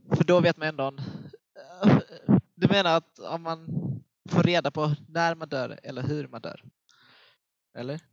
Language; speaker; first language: Swedish; early bilingual, other home language; Vietnamese